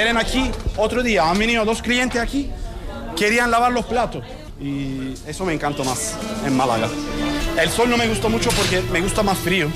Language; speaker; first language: Spanish; non-native, learner; Turkish